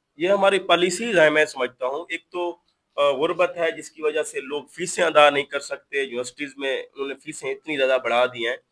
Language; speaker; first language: Urdu; non-native, local second language; Baluchi